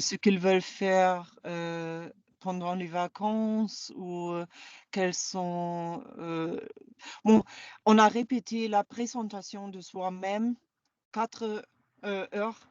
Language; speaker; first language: French; non-native, fluent; German